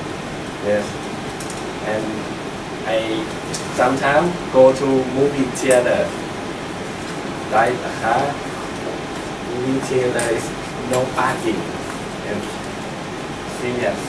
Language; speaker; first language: English; non-native, learner; Thai